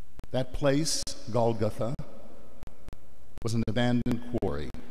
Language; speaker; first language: English; native; English